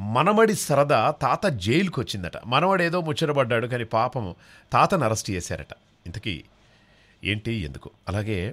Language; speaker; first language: Telugu; native; Telugu